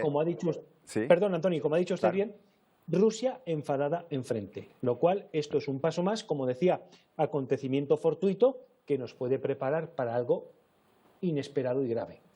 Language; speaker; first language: Spanish; native; Spanish